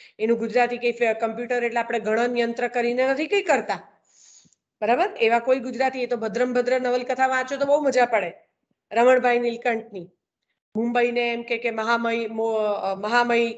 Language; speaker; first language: Gujarati; non-native, local second language; Kachhi